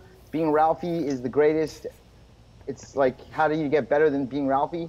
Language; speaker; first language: English; native; English